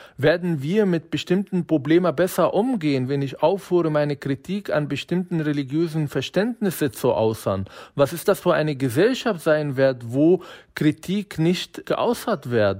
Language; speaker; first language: German; non-native, fluent; Arabic